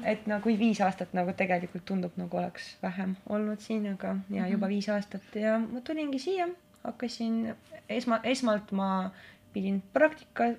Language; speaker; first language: Estonian; non-native, local second language; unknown